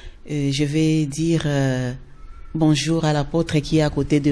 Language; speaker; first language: French; non-native, local second language; Lingala